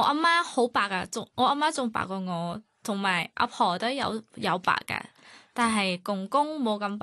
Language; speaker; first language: Cantonese; non-native, fluent; Thai